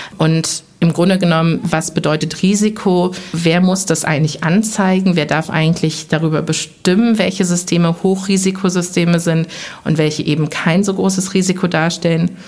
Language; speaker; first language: German; early bilingual, other home language; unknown